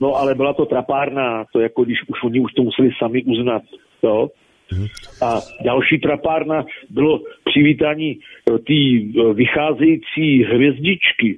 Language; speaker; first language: Czech; native; Czech